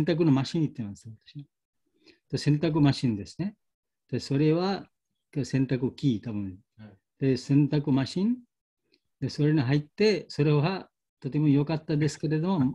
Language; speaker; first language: Japanese; non-native, learner; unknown